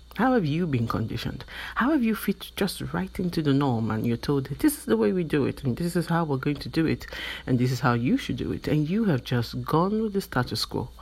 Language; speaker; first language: English; non-native, local second language; Yoruba